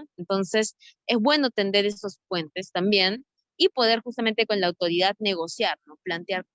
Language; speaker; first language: Spanish; native; Spanish